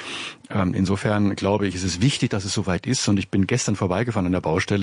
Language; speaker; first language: German; native; German